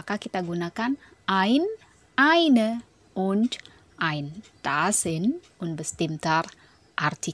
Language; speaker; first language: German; non-native, fluent; Indonesian